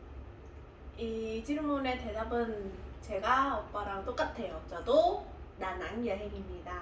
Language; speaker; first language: Korean; non-native, fluent; Vietnamese